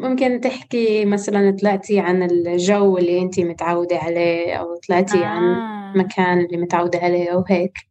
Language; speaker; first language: Arabic; non-native, fluent; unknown